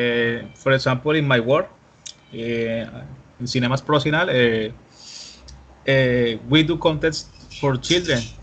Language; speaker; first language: English; non-native, learner; Spanish